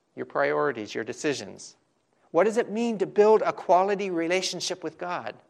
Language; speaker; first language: English; native; English